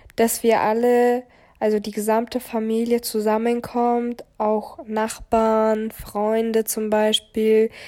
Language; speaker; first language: German; native; German